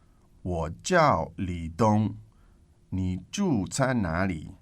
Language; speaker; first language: Chinese; non-native, learner; English